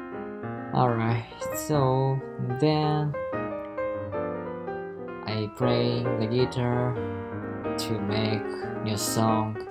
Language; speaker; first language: English; non-native, learner; Japanese